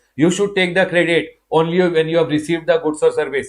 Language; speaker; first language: English; non-native, local second language; Hindi